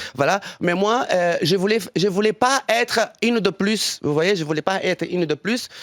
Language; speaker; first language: French; non-native, fluent; Portuguese